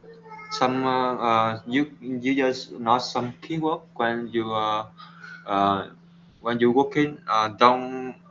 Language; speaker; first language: English; non-native, learner; Vietnamese